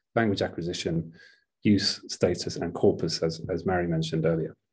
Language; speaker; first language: English; native; English